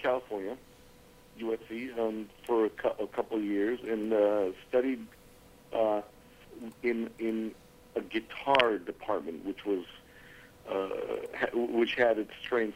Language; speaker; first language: English; native; English